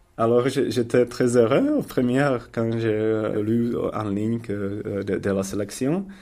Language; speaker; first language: French; non-native, learner; Czech